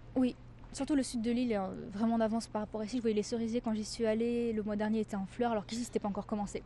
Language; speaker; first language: French; native; French